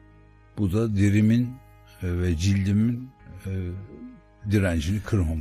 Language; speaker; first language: Turkish; native; Turkish